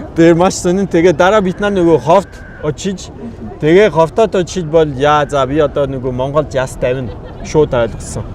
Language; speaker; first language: Mongolian; non-native, fluent; French